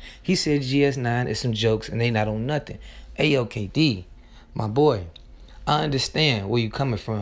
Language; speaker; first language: English; native; English